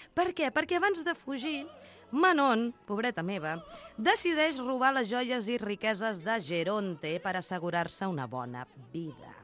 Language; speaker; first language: Catalan; early bilingual, other home language; Spanish